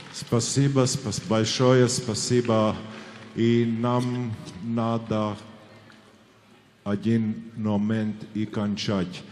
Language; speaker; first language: Russian; non-native, fluent; Latvian